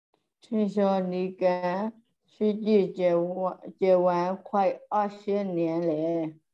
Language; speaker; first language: Chinese; non-native, learner; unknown